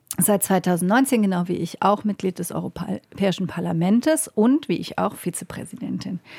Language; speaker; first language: German; native; German